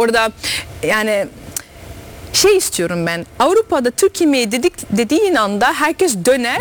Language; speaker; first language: Turkish; early bilingual, heritage; Dutch